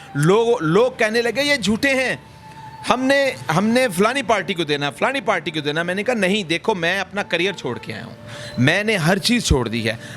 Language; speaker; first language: Urdu; non-native, local second language; Punjabi